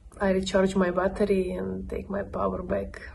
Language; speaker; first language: English; non-native, learner; Russian